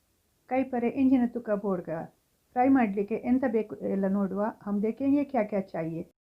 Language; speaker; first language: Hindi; non-native, local second language; Tulu